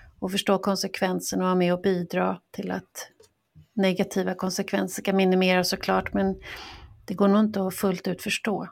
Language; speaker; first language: Swedish; native; Swedish